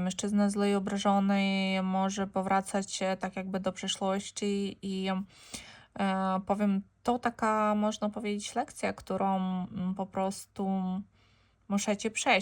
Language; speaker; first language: Polish; non-native, fluent; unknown